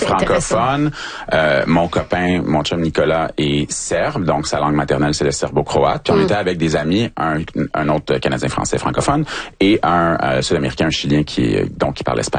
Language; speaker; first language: French; native; French